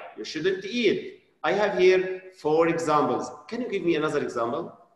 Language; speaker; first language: English; non-native, fluent; Arabic